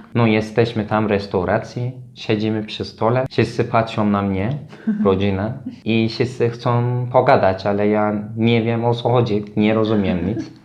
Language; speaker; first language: Polish; non-native, learner; Turkish